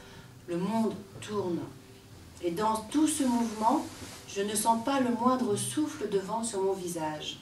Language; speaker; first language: French; native; French